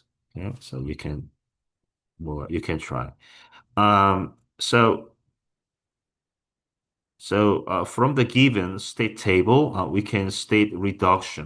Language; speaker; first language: English; non-native, fluent; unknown